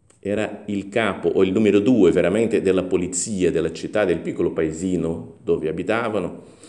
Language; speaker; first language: Italian; non-native, fluent; Portuguese